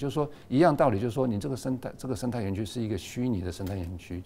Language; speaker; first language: Chinese; native; Chinese